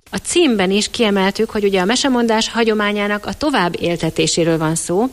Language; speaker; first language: Hungarian; native; Hungarian